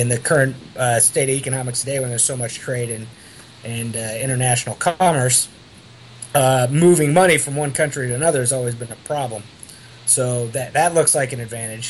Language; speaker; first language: English; native; English